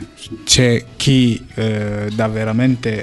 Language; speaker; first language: Italian; non-native, fluent; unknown